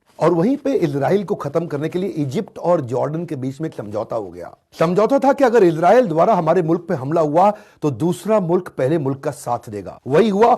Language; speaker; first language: Hindi; native; Hindi